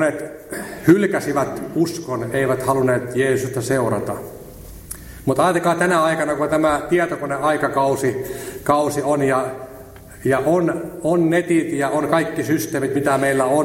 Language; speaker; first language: Finnish; native; Finnish